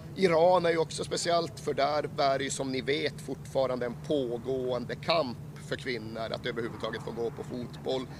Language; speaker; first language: Swedish; native; Swedish